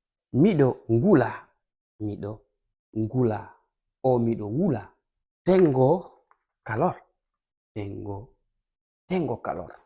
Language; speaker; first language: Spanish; non-native, fluent; Fula